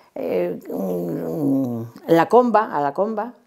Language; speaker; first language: Spanish; native; Spanish